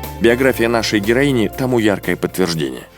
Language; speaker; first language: Russian; native; Russian